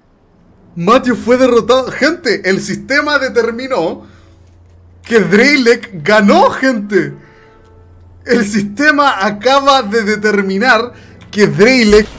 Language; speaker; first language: Spanish; native; Spanish